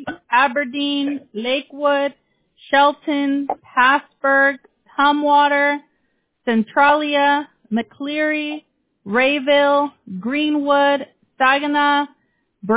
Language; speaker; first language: Spanish; early bilingual, heritage; Spanish